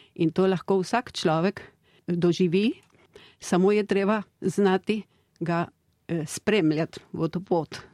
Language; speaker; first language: Slovenian; early bilingual, heritage; Slovenian